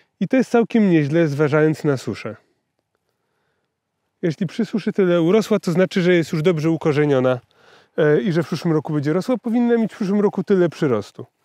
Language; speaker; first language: Polish; native; Polish